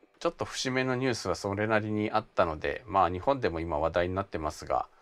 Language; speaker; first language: Japanese; native; Japanese